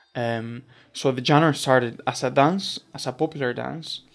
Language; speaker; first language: English; non-native, fluent; Spanish